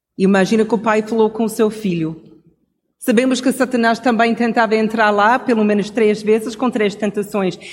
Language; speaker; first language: Portuguese; non-native, fluent; English